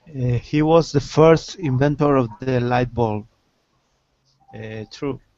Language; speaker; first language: English; non-native, learner; Spanish